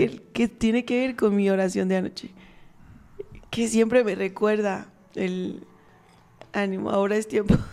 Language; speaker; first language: Spanish; native; Spanish